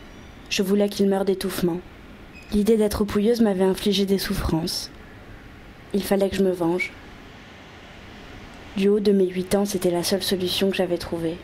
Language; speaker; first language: French; native; French